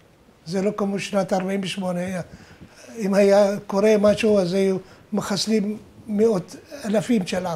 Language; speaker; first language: Hebrew; non-native, fluent; Arabic